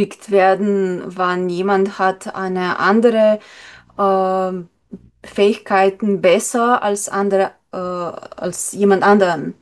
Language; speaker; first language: German; non-native, learner; Slovenian